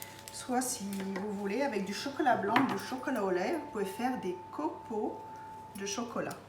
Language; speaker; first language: French; native; French